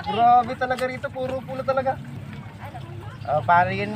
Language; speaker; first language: Filipino; native; Filipino